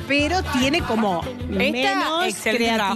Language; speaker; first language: Spanish; native; Spanish